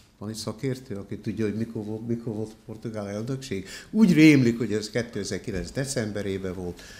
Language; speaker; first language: Hungarian; early bilingual, heritage; Hungarian